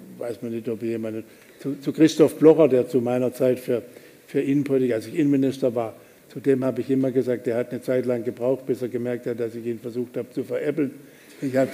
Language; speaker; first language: German; native; German